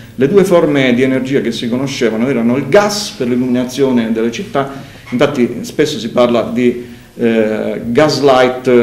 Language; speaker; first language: Italian; native; Italian